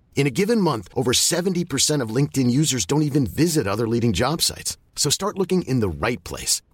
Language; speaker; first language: English; native; English